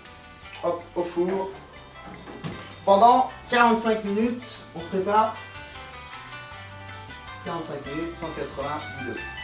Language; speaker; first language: French; non-native, learner; Spanish